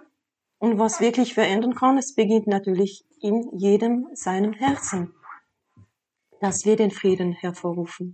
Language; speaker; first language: German; non-native, fluent; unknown